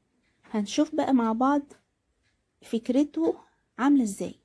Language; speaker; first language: Arabic; native; Arabic